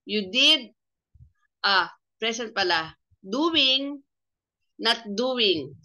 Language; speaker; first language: English; non-native, local second language; Filipino